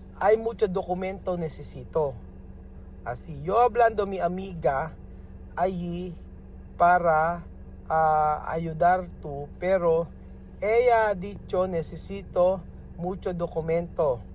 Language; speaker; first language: Spanish; non-native, learner; Filipino